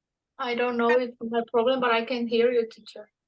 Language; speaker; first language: English; non-native, fluent; Spanish